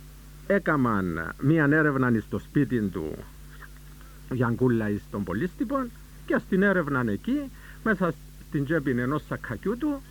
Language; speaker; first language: Greek; native; Greek